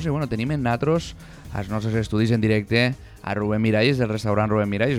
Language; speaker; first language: Catalan; native; Catalan